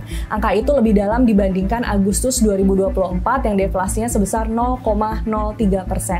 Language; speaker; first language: Indonesian; native; Indonesian